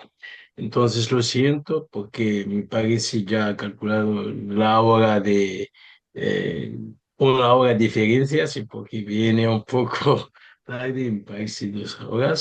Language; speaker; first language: Spanish; non-native, learner; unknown